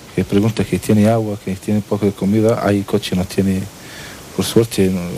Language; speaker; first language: Spanish; non-native, learner; Arabic